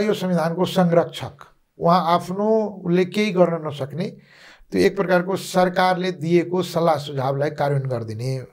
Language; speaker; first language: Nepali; non-native, local second language; Maithili